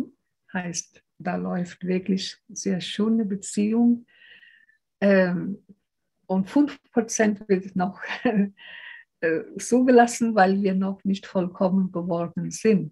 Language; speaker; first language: German; non-native, fluent; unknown